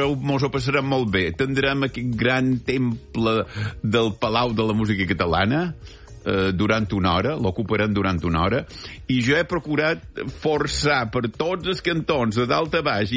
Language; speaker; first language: Catalan; native; Catalan